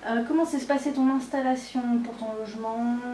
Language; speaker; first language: French; native; French